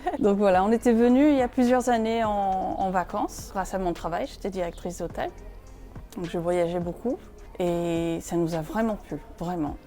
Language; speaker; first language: French; non-native, fluent; Spanish